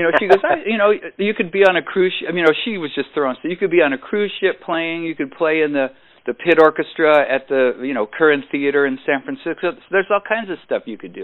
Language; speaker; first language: English; native; English